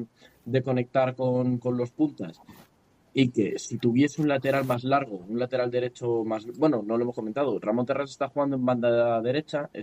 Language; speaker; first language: Spanish; native; Spanish